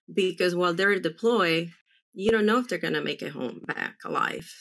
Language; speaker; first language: English; early bilingual, other home language; Spanish